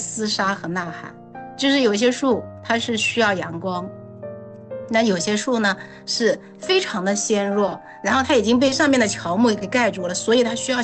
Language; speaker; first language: Chinese; native; Chinese